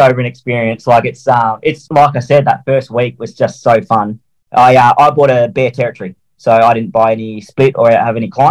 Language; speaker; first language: English; native; English